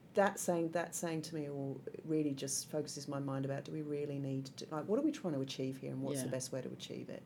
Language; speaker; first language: English; native; English